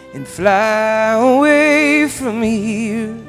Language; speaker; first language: English; native; English